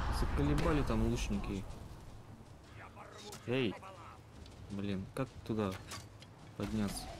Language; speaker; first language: Russian; native; Russian